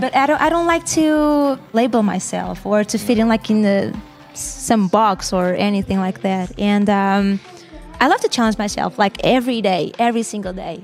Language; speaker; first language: English; non-native, fluent; Portuguese